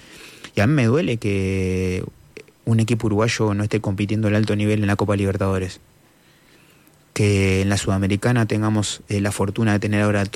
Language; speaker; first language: Spanish; native; Spanish